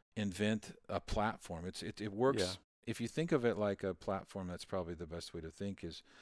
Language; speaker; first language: English; native; English